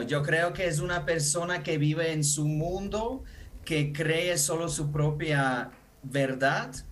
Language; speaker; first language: Spanish; non-native, fluent; Ukrainian